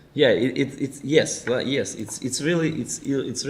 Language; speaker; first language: English; non-native, fluent; Ukrainian